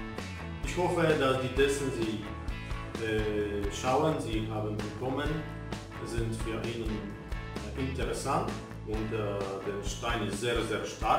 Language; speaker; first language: German; non-native, learner; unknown